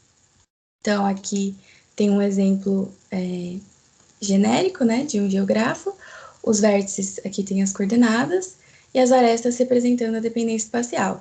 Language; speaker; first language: Portuguese; native; Portuguese